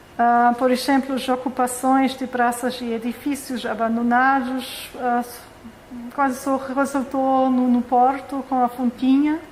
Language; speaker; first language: Portuguese; non-native, fluent; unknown